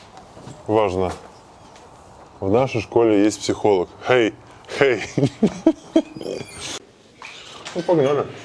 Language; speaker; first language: Russian; native; Russian